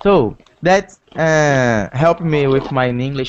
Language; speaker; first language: English; non-native, learner; Portuguese